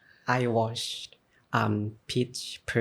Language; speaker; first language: English; non-native, learner; Thai